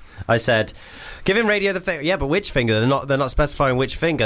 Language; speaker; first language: English; native; English